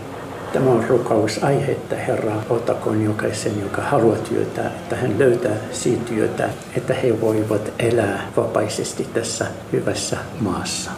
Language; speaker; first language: Finnish; non-native, learner; Arabic